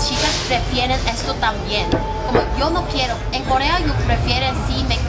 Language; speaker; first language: Spanish; non-native, learner; Korean